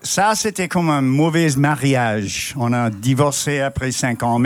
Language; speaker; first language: French; non-native, fluent; English